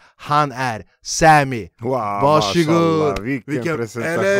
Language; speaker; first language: Swedish; native; Swedish